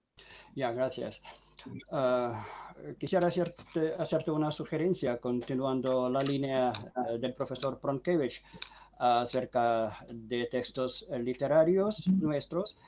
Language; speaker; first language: Spanish; non-native, fluent; Ukrainian